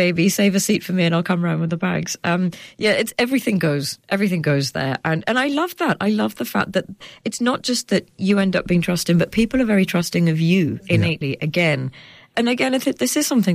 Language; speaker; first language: English; native; English